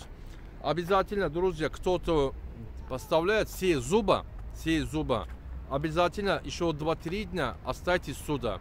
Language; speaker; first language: Russian; non-native, learner; Turkish